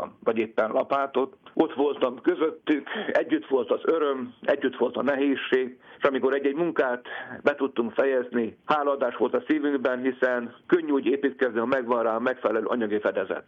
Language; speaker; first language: Hungarian; native; Hungarian